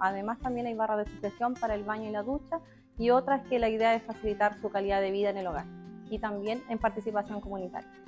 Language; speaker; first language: Spanish; native; Spanish